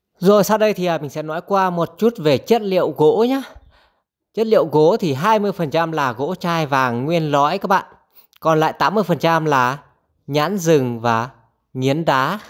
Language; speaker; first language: Vietnamese; non-native, local second language; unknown